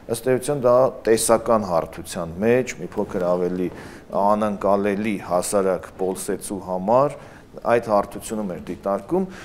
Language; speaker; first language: Armenian; native; Armenian